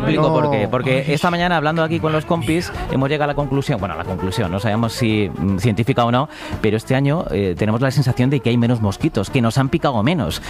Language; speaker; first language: Spanish; native; Spanish